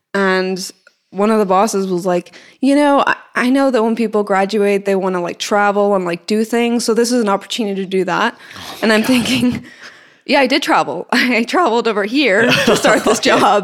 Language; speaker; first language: English; native; English